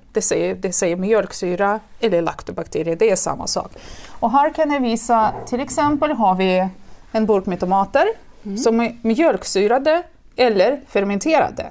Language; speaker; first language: Swedish; non-native, fluent; Russian